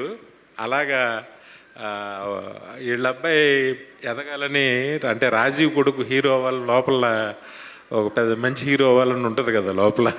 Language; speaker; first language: Telugu; native; Telugu